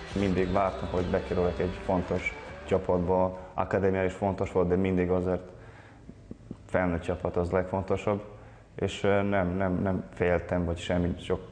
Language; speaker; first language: Hungarian; non-native, local second language; Serbian